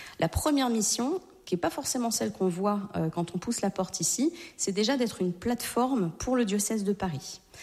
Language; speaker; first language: French; native; French